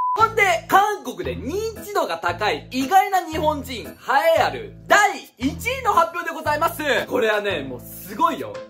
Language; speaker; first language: Japanese; native; Japanese